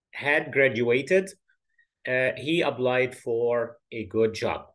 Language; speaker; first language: English; non-native, fluent; Arabic